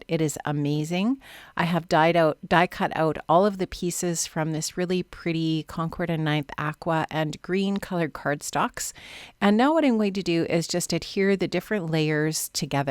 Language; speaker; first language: English; native; English